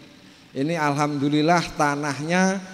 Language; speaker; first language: Indonesian; native; Indonesian